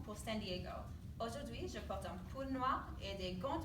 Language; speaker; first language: French; non-native, learner; English